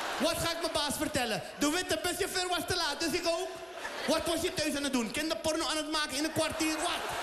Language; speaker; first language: Dutch; early bilingual, other home language; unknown